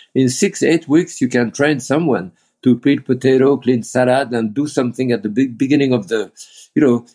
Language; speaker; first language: English; non-native, fluent; French